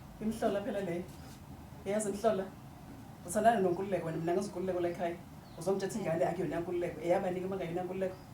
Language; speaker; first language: Zulu; native; Zulu